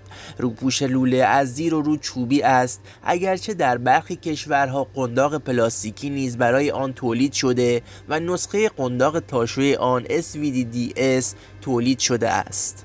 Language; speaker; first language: Persian; native; Persian